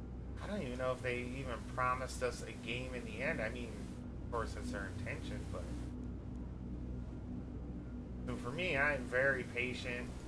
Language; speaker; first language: English; native; English